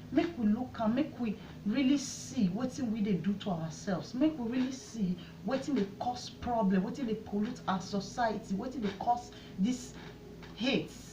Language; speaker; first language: Nigerian Pidgin; non-native, local second language; Bini